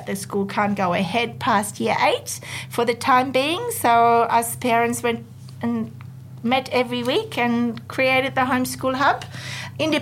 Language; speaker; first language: English; non-native, fluent; German